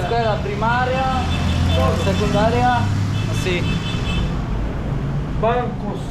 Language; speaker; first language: Spanish; non-native, learner; Polish